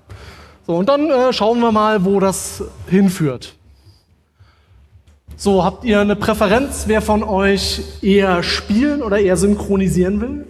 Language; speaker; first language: German; native; German